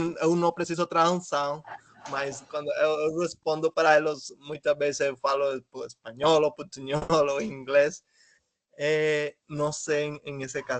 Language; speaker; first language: Portuguese; non-native, learner; Spanish